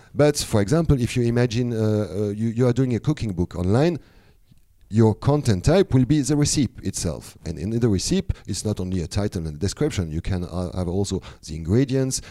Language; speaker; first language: English; non-native, fluent; French